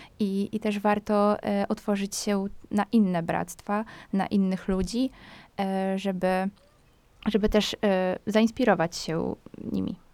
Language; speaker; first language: Polish; native; Polish